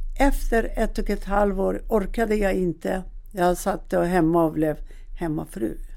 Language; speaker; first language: Swedish; non-native, fluent; Persian